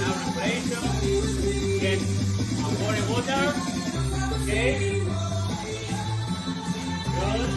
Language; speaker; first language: English; non-native, learner; Spanish